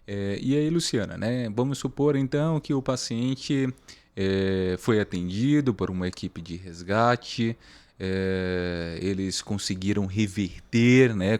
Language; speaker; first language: Portuguese; native; Portuguese